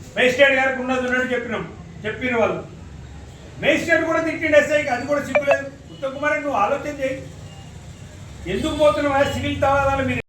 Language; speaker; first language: Telugu; native; Telugu